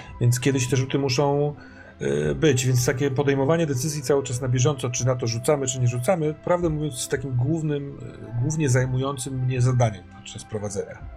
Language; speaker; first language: Polish; native; Polish